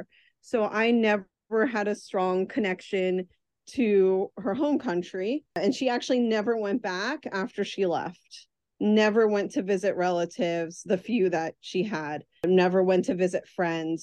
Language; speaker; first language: English; native; English